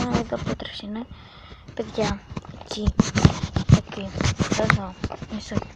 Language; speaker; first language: Greek; early bilingual, other home language; Bulgarian